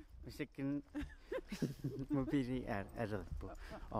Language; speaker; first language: Danish; non-native, local second language; Kalaallisut